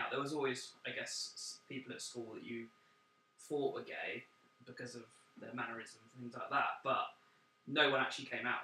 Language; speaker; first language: English; native; English